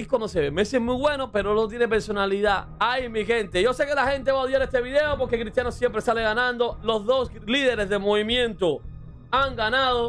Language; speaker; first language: Spanish; native; Spanish